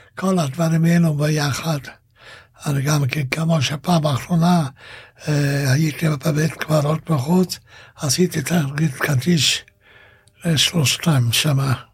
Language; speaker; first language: Hebrew; non-native, fluent; Hungarian